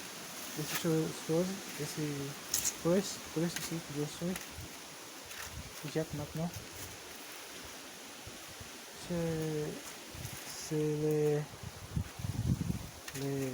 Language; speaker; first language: French; non-native, learner; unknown